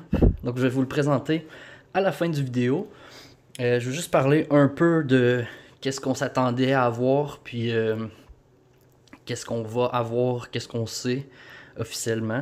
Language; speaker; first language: French; native; French